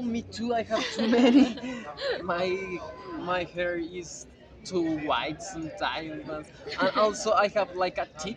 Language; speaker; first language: English; non-native, learner; Spanish